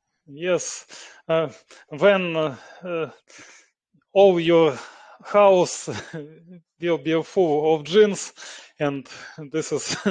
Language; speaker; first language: English; non-native, learner; Russian